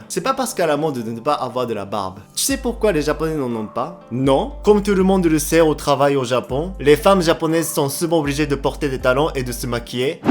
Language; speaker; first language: French; non-native, fluent; Japanese